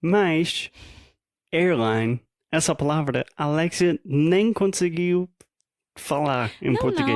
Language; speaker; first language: Portuguese; non-native, fluent; English